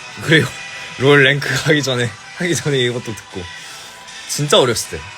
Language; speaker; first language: Korean; early bilingual, heritage; English